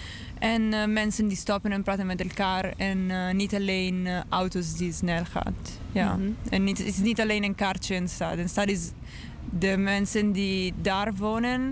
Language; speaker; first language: Dutch; non-native, learner; English